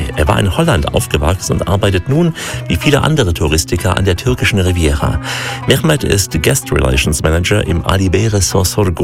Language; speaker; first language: German; native; German